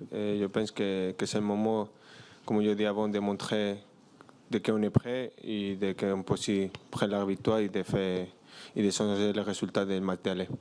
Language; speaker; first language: French; non-native, learner; Spanish